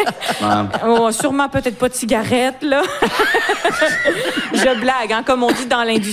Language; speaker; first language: French; native; French